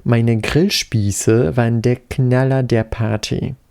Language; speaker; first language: German; non-native, fluent; Polish